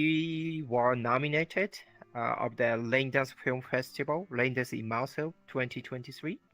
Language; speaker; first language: English; non-native, learner; Japanese